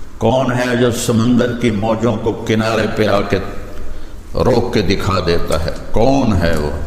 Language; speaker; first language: Urdu; non-native, local second language; Punjabi